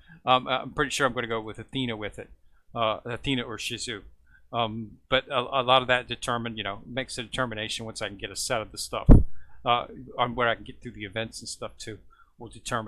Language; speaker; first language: English; native; English